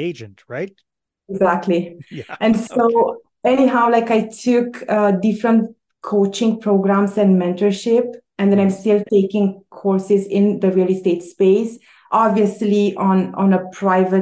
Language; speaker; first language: English; non-native, fluent; Romanian